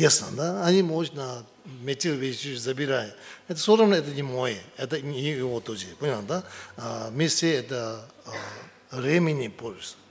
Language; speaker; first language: Russian; non-native, learner; Tibetan